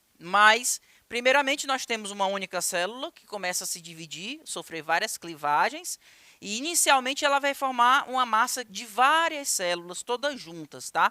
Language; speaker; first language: Portuguese; native; Portuguese